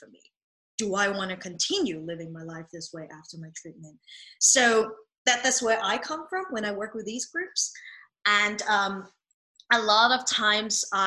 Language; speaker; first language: English; non-native, local second language; Cantonese